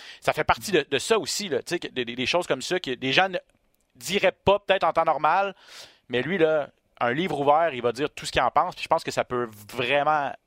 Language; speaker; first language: French; native; French